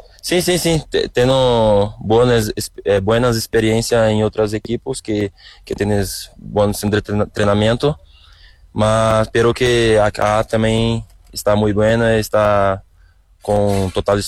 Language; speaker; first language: Spanish; non-native, learner; Portuguese